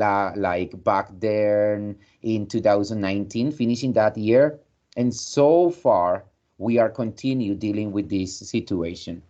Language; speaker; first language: English; non-native, fluent; Spanish